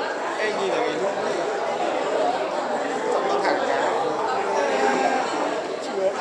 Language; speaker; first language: Vietnamese; native; Vietnamese